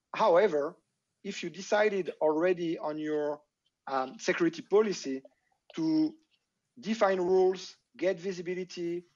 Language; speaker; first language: English; non-native, fluent; French